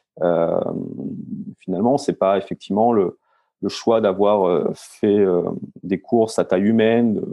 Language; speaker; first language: French; native; French